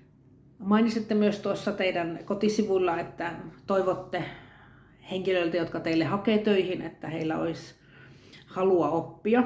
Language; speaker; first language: Finnish; native; Finnish